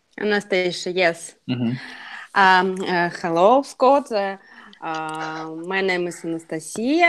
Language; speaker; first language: English; non-native, learner; Russian